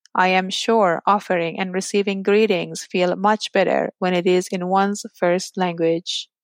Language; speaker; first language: English; non-native, fluent; Persian